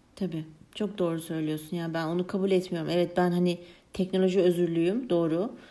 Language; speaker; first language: Turkish; early bilingual, heritage; Turkish